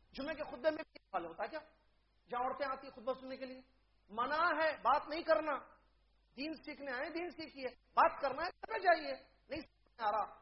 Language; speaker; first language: Urdu; native; Urdu